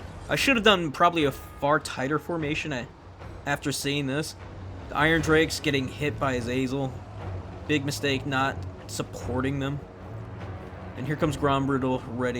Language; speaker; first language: English; native; English